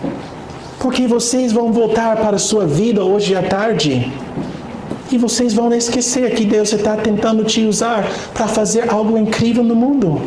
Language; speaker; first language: Portuguese; non-native, fluent; English